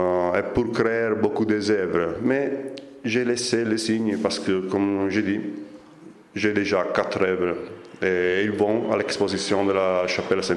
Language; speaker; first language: French; non-native, fluent; Italian